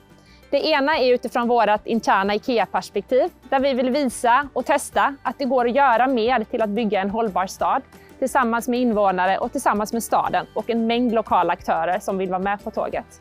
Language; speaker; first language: Swedish; native; Swedish